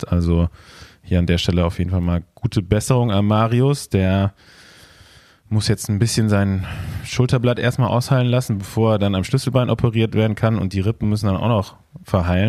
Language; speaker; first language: German; native; German